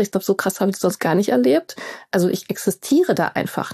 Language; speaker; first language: German; native; German